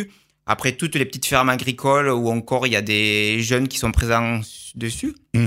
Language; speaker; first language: French; native; French